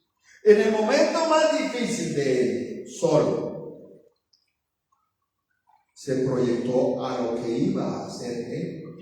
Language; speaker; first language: Spanish; native; Spanish